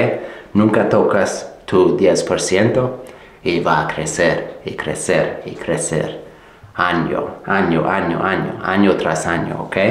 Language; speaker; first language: Spanish; non-native, fluent; English